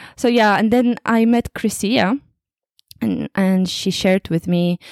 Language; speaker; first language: English; non-native, fluent; Kazakh